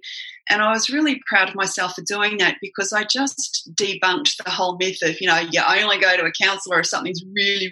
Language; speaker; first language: English; native; English